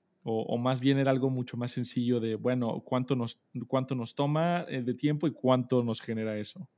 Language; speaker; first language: Spanish; native; Spanish